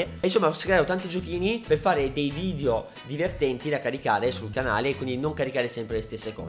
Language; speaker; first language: Italian; native; Italian